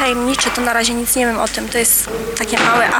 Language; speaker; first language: Polish; native; Polish